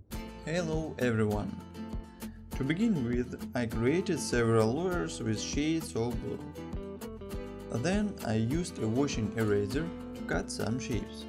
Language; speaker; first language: English; non-native, fluent; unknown